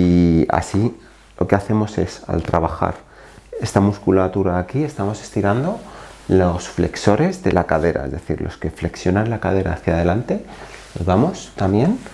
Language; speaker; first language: Spanish; native; Spanish